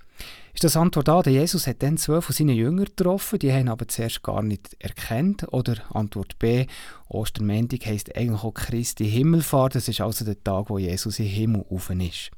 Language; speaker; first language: German; native; German